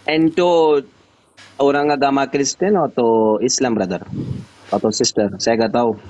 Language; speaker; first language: Indonesian; non-native, learner; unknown